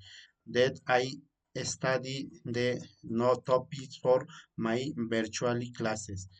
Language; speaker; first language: English; non-native, learner; Spanish